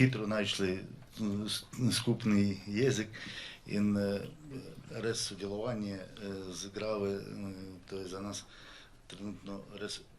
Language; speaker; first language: Slovenian; non-native, learner; Russian